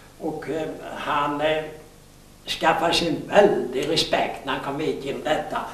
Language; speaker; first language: Swedish; native; Swedish